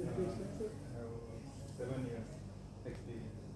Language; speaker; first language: English; non-native, learner; Sinhala